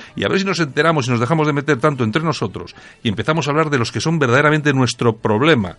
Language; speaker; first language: Spanish; native; Spanish